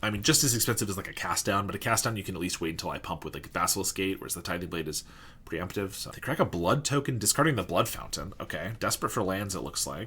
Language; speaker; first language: English; native; English